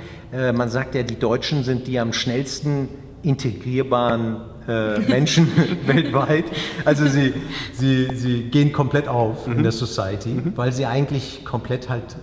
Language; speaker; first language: German; native; German